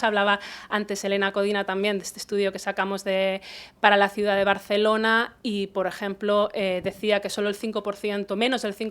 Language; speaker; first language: Spanish; native; Spanish